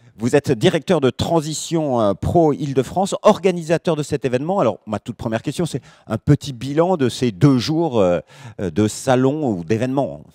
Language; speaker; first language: French; native; French